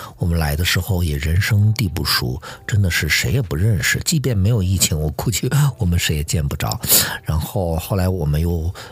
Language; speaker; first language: Chinese; native; Chinese